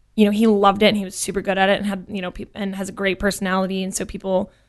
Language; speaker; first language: English; native; English